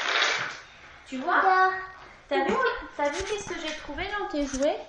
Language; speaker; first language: French; native; French